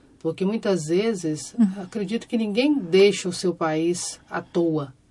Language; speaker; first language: Portuguese; native; Portuguese